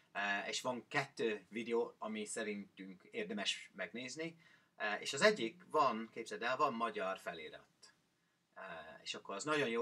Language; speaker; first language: Hungarian; non-native, learner; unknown